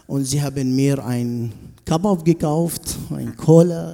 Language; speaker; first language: German; non-native, learner; Arabic